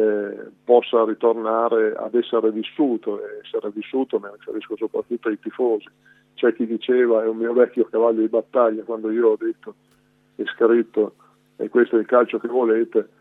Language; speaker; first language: Italian; native; Italian